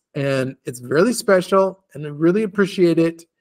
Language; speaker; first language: English; native; English